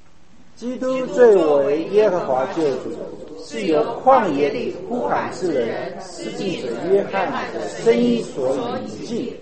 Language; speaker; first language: Chinese; native; Chinese